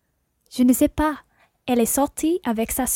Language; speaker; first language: French; non-native, learner; English